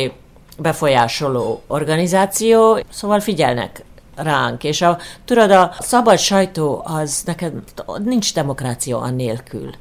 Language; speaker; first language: Hungarian; early bilingual, heritage; Hungarian